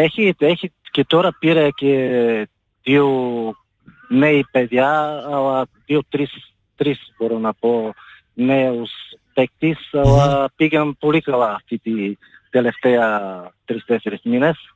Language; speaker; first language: Greek; non-native, fluent; Bulgarian